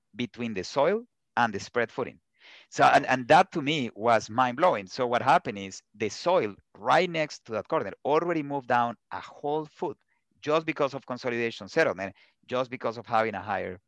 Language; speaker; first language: English; non-native, fluent; Spanish